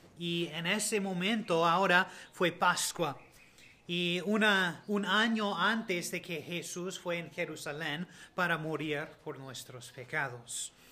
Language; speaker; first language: Spanish; non-native, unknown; English